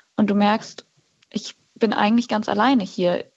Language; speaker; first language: German; native; German